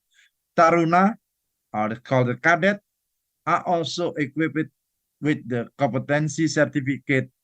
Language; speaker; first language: English; non-native, fluent; Indonesian